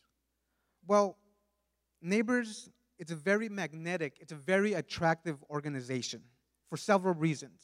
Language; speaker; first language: English; early bilingual, other home language; Spanish